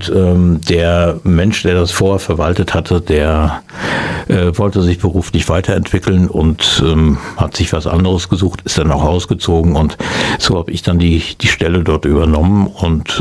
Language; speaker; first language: German; native; German